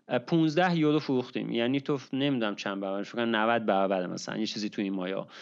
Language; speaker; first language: Persian; native; Persian